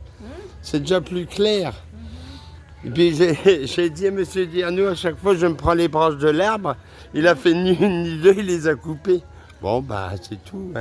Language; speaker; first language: French; native; French